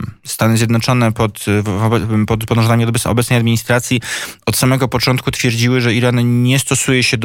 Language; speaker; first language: Polish; native; Polish